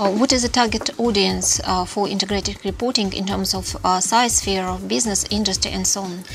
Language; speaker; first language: English; non-native, fluent; Russian